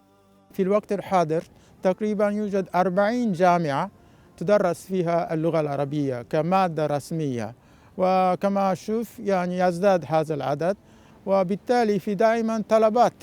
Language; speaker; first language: Arabic; non-native, fluent; Japanese